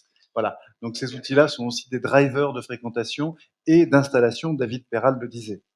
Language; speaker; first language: French; native; French